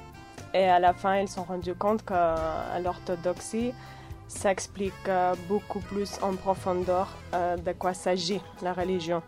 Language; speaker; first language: French; non-native, fluent; Catalan